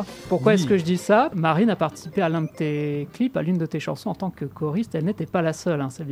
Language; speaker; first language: French; native; French